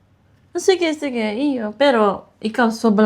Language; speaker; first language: Filipino; non-native, learner; Japanese